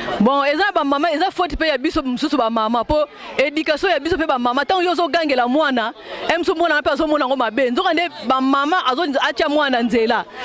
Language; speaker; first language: Lingala; native; Lingala